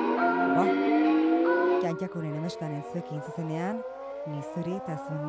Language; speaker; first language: Basque; native; Basque